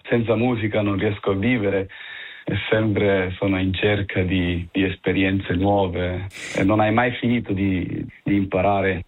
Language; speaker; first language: Italian; early bilingual, heritage; Italian